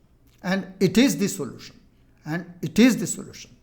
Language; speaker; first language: English; non-native, local second language; Telugu